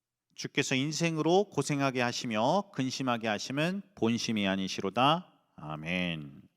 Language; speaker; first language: Korean; native; Korean